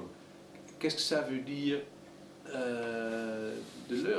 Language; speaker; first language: French; non-native, fluent; Dutch